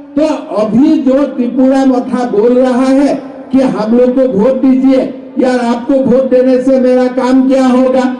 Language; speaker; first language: Hindi; non-native, local second language; Assamese